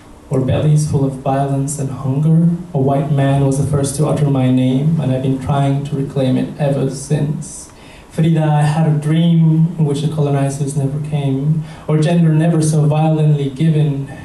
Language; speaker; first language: English; early bilingual, other home language; Spanish